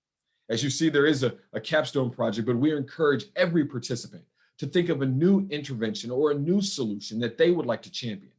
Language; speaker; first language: English; native; English